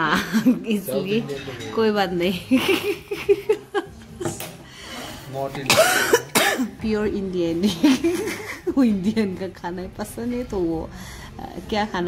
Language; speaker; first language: Hindi; non-native, local second language; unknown